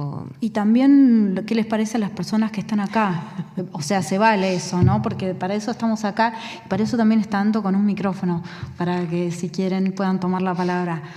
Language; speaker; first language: Spanish; native; Spanish